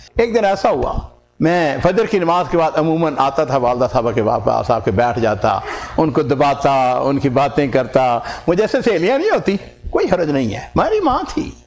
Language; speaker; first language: Urdu; non-native, local second language; Punjabi